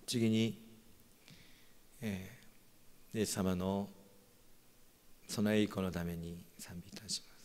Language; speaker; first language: Japanese; non-native, fluent; Korean